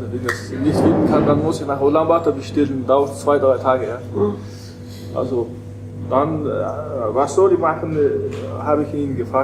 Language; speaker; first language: German; non-native, learner; Mongolian